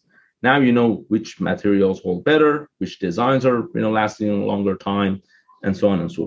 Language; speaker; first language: English; non-native, fluent; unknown